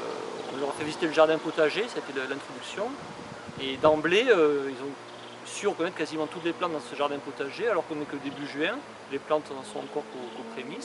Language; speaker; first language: French; native; French